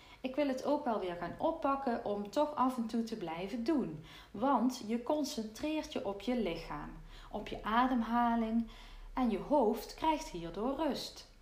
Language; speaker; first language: Dutch; native; Dutch